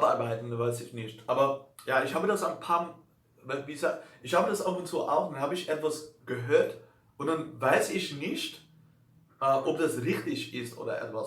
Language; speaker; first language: German; non-native, learner; Dutch